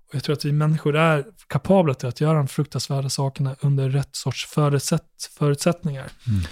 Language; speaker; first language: Swedish; native; Swedish